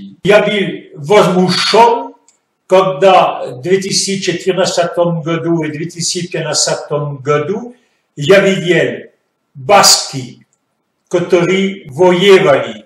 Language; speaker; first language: Russian; non-native, fluent; French